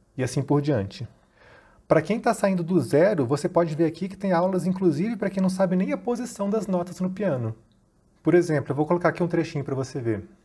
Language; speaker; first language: Portuguese; native; Portuguese